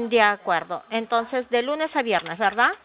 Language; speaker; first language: Spanish; native; Spanish